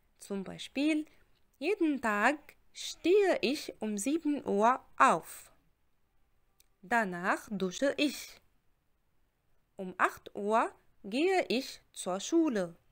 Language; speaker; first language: German; non-native, fluent; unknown